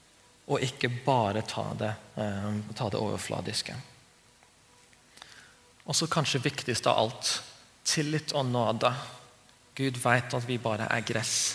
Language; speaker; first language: Norwegian; non-native, fluent; English